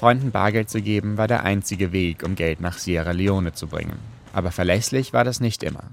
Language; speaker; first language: German; native; German